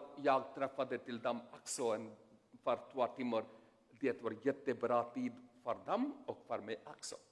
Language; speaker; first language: Swedish; non-native, learner; Urdu